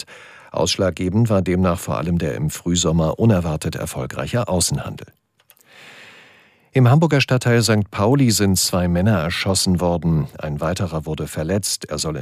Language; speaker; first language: German; native; German